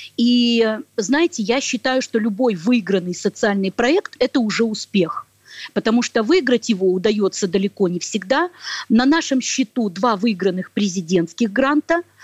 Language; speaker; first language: Russian; native; Russian